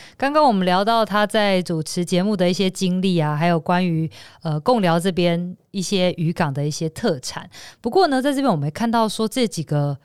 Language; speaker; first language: Chinese; native; Chinese